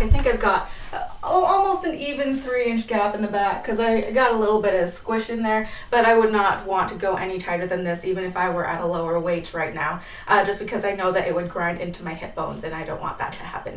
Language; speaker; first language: English; native; English